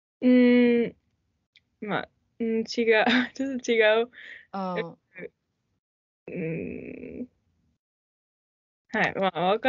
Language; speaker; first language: Japanese; non-native, learner; English